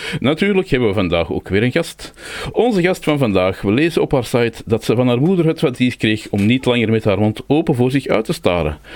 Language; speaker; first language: Dutch; native; Dutch